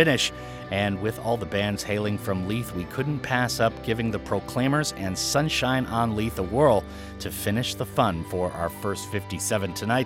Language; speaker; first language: English; native; English